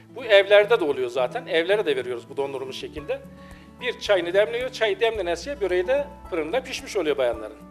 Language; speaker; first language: Turkish; native; Turkish